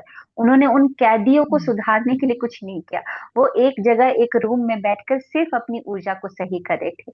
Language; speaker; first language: Hindi; native; Hindi